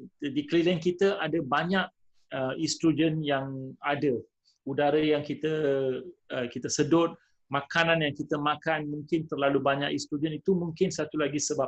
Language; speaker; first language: Malay; non-native, local second language; Tamil